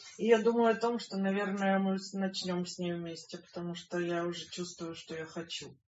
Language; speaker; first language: Russian; native; Russian